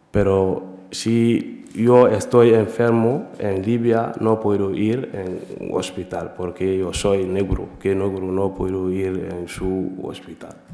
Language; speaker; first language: Spanish; non-native, learner; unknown